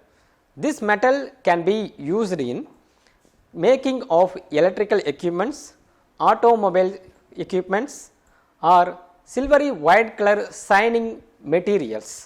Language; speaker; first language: English; non-native, local second language; Tamil